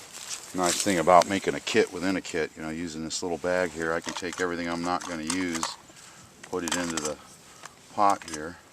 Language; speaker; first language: English; native; English